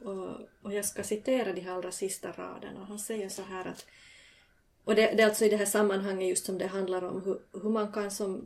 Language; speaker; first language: Swedish; native; Swedish